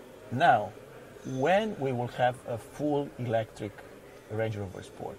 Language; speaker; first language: English; non-native, fluent; Romanian